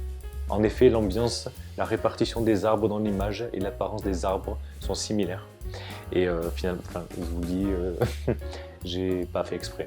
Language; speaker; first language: French; native; French